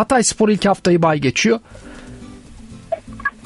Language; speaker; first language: Turkish; native; Turkish